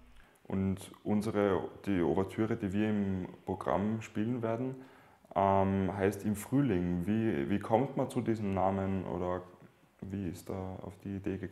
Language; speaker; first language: German; native; German